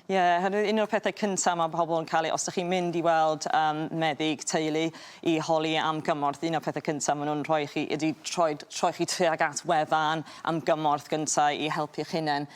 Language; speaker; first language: Welsh; native; Welsh